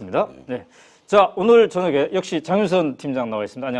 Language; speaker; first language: Korean; native; Korean